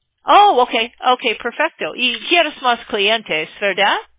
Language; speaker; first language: Spanish; non-native, learner; English